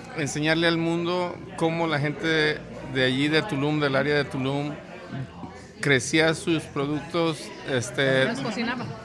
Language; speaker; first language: Spanish; native; Spanish